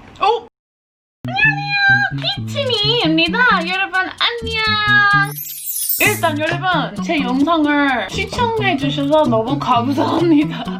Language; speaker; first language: Korean; non-native, fluent; English